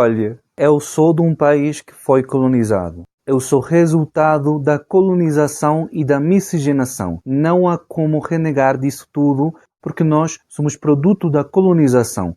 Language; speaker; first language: Portuguese; non-native, fluent; Spanish